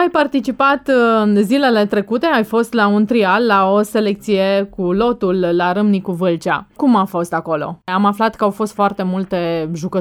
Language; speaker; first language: Romanian; native; Romanian